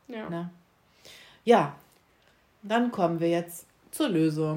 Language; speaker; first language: German; native; German